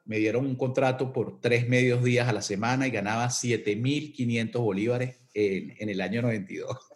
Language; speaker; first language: Spanish; native; Spanish